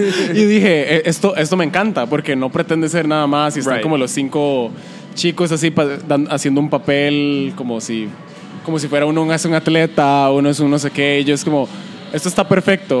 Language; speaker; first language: Spanish; native; Spanish